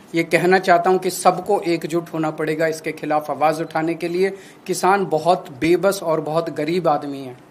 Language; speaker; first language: Hindi; native; Hindi